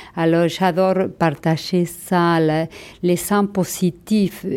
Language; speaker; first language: French; non-native, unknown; Spanish